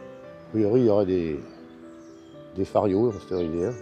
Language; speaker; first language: French; native; French